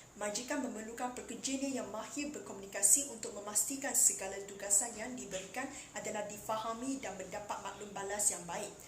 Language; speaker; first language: Malay; non-native, local second language; Chinese